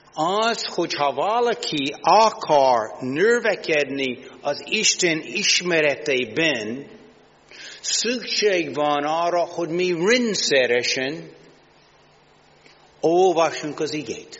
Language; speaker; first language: Hungarian; non-native, learner; English